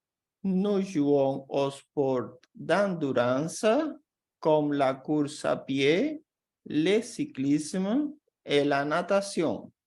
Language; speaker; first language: French; non-native, fluent; Portuguese